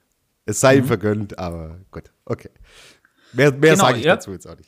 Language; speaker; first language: German; native; German